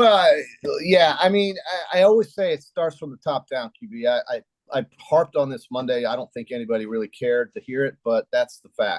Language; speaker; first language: English; native; English